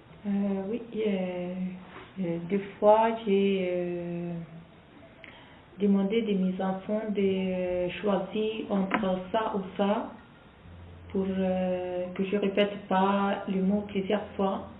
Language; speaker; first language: French; non-native, local second language; Arabic